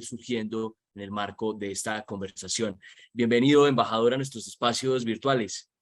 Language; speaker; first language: Spanish; native; Spanish